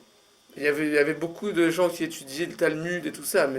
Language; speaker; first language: French; native; French